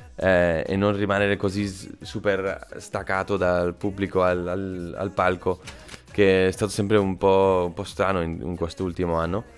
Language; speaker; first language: Italian; non-native, fluent; Spanish